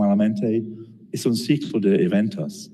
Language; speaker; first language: Spanish; non-native, learner; English